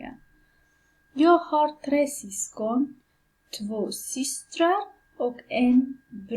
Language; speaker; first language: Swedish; non-native, learner; Persian